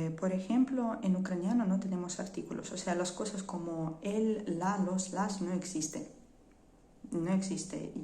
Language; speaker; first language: Spanish; non-native, fluent; Ukrainian